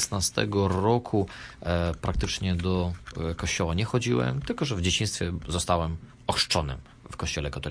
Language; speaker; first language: Polish; non-native, fluent; Russian